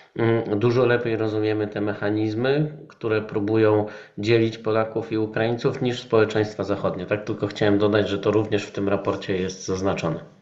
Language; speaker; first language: Polish; native; Polish